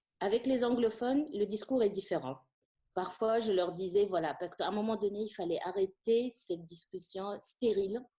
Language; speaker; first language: French; non-native, local second language; Arabic